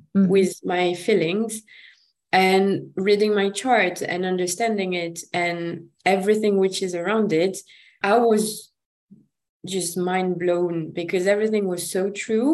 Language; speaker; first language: English; non-native, fluent; French